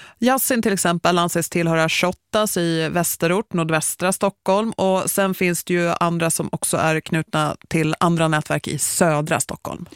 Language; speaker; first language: Swedish; native; Swedish